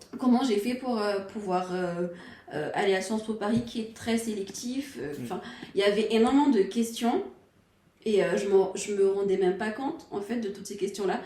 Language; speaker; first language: French; non-native, local second language; Malagasy